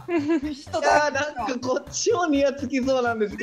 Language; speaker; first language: Japanese; native; Japanese